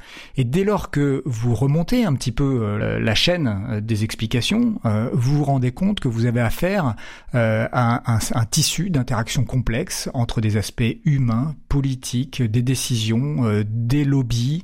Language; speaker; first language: French; native; French